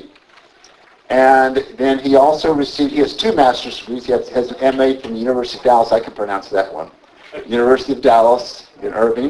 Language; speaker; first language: English; native; English